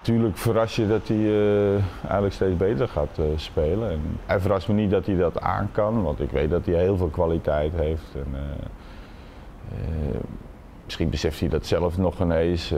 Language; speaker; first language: Dutch; native; Dutch